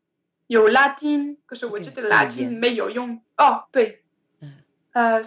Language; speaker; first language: Chinese; non-native, learner; French